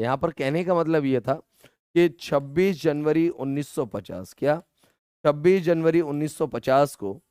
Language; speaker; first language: Hindi; native; Hindi